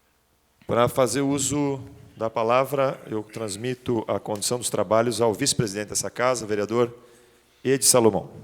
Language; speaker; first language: Portuguese; native; Portuguese